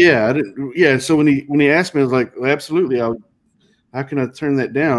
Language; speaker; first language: English; native; English